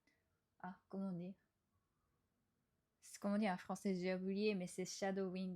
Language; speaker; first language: French; non-native, fluent; Japanese